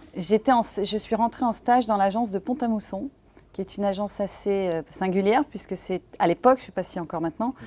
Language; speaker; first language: French; native; French